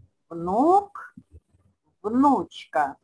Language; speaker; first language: Russian; non-native, fluent; Spanish